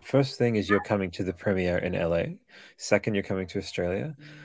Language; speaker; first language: English; early bilingual, other home language; Italian